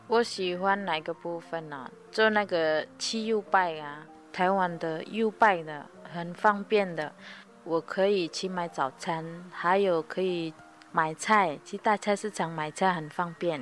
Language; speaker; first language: Chinese; non-native, learner; Indonesian